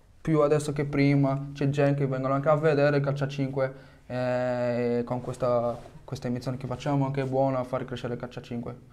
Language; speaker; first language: Italian; non-native, fluent; French